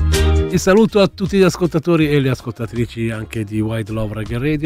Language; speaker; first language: Italian; native; Italian